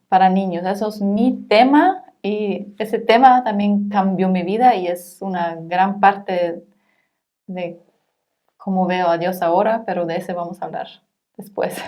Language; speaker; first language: Spanish; non-native, fluent; German